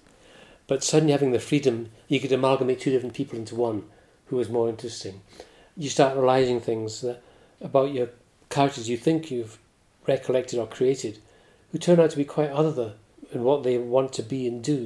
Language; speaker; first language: English; native; English